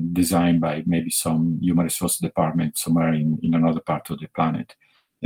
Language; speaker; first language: English; non-native, fluent; Italian